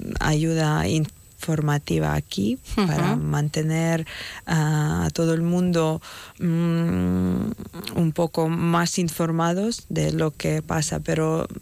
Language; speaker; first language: Spanish; non-native, fluent; Ukrainian